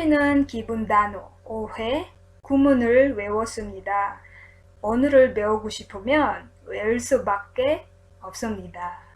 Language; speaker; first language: Korean; non-native, learner; Filipino